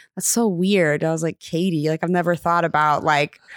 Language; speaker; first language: English; native; English